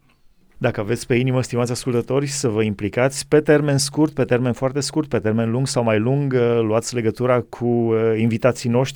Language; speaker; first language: Romanian; native; Romanian